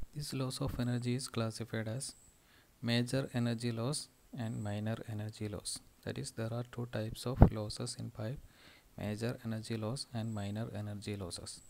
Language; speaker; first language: English; non-native, local second language; Malayalam